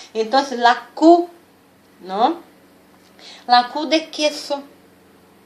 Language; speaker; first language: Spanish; non-native, fluent; Portuguese